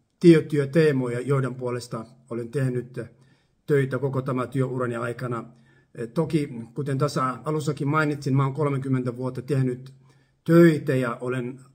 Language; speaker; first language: Finnish; non-native, fluent; Somali